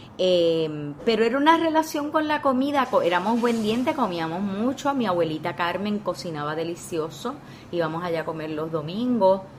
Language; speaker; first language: Spanish; native; Spanish